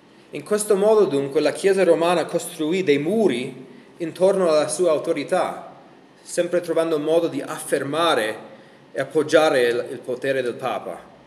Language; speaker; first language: Italian; non-native, fluent; English